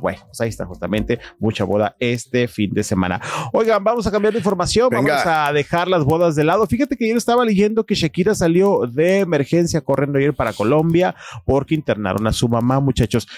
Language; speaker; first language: Spanish; native; Spanish